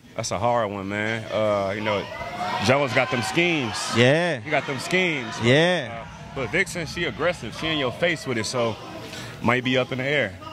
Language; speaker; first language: English; native; English